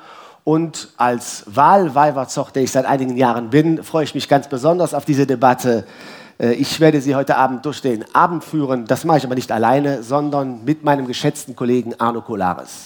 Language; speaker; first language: German; native; German